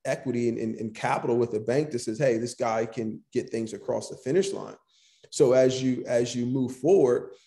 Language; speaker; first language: English; native; English